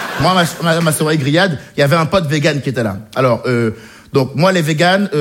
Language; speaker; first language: French; native; French